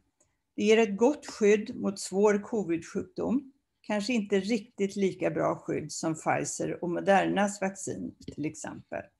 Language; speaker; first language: Swedish; native; Swedish